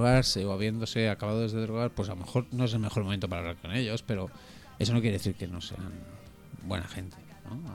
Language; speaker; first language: Spanish; native; Spanish